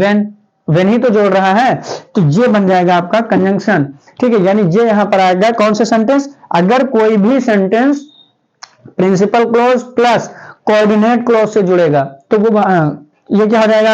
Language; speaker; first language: Hindi; native; Hindi